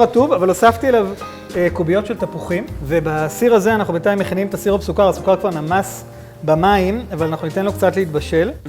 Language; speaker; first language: Hebrew; native; Hebrew